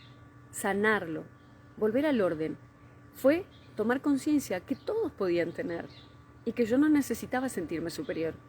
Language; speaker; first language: Spanish; native; Spanish